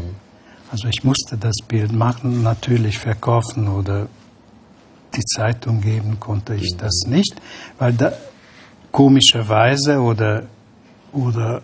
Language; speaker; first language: German; non-native, fluent; Hungarian